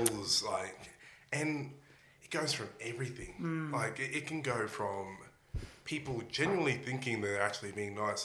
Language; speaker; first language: English; native; English